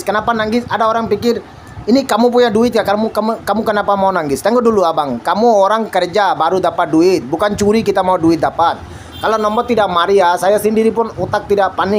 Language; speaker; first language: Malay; non-native, learner; Bangla